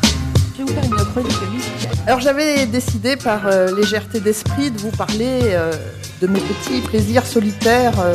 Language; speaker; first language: French; native; French